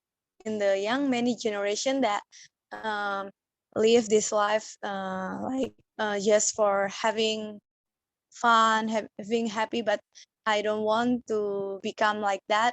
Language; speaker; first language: English; non-native, learner; Indonesian